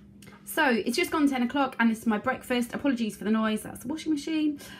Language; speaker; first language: English; native; English